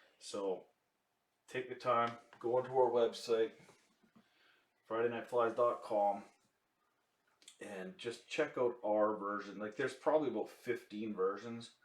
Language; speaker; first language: English; native; English